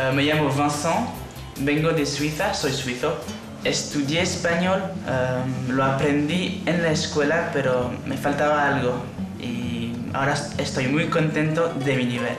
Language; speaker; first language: Spanish; non-native, fluent; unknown